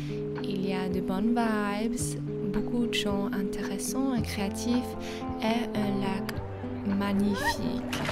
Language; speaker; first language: French; non-native, learner; English